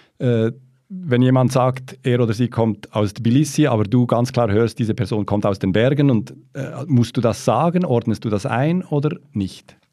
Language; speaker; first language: German; native; German